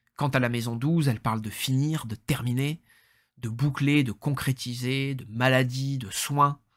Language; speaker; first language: French; native; French